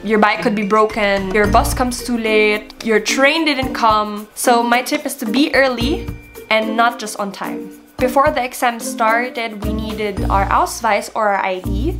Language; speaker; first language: English; non-native, local second language; Filipino